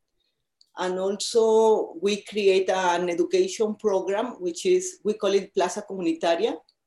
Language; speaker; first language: English; non-native, fluent; Spanish